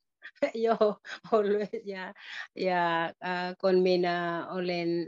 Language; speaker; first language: Finnish; non-native, learner; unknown